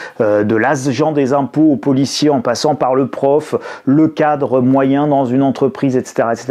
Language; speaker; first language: French; native; French